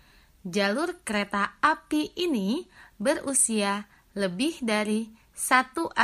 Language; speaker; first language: Indonesian; non-native, fluent; French